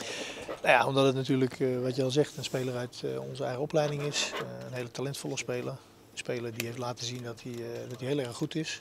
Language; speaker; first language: Dutch; native; Dutch